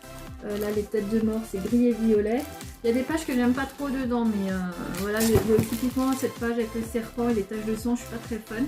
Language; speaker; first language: French; native; French